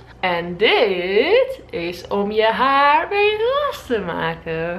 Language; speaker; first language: Dutch; native; Dutch